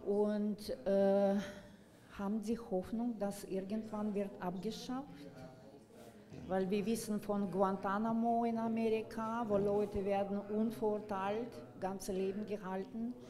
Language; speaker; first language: German; non-native, fluent; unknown